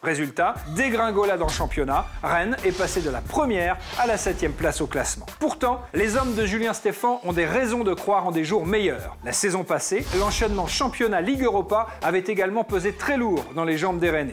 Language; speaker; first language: French; native; French